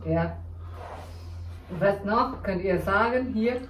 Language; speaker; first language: German; non-native, local second language; Vietnamese